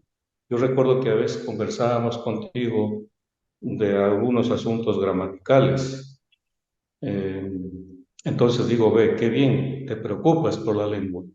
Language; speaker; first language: Spanish; native; Spanish